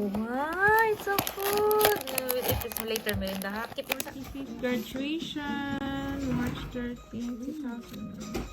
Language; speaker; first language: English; non-native, local second language; Filipino